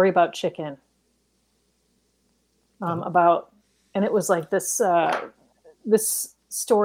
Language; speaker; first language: English; native; English